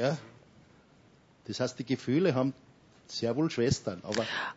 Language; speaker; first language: German; native; German